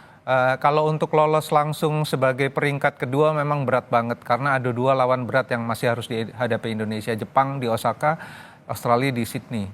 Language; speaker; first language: Indonesian; native; Indonesian